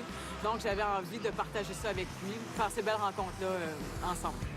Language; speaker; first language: French; native; French